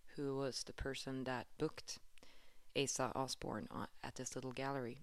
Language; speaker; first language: English; non-native, fluent; Swedish